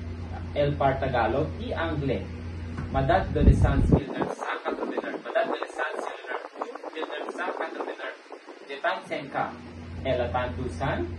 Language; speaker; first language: French; non-native, learner; Filipino